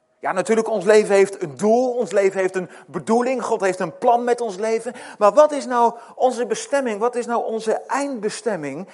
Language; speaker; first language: Dutch; native; Dutch